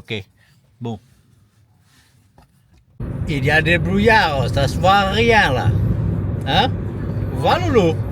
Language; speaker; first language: French; non-native, fluent; Portuguese